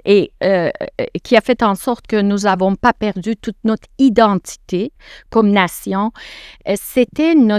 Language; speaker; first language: French; non-native, fluent; Persian